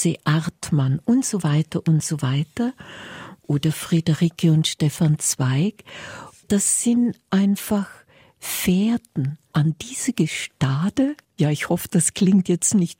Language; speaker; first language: German; native; German